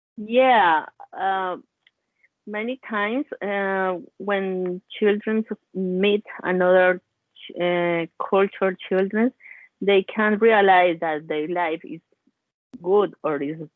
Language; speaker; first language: English; non-native, learner; Spanish